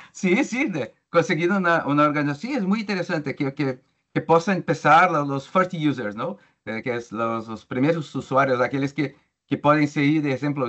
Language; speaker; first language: Spanish; non-native, learner; Portuguese